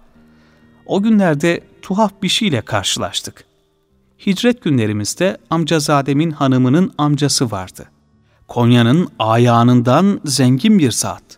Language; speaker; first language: Turkish; native; Turkish